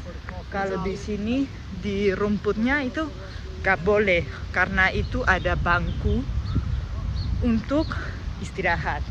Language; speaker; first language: Indonesian; non-native, fluent; Spanish